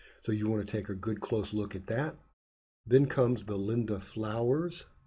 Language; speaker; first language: English; native; English